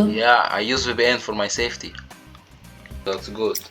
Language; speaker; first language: English; non-native, learner; Arabic